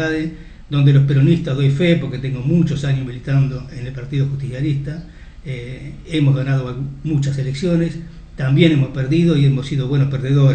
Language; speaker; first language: Spanish; native; Spanish